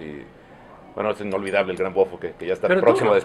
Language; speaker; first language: Spanish; native; Spanish